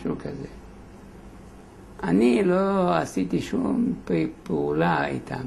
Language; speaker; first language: Hebrew; non-native, fluent; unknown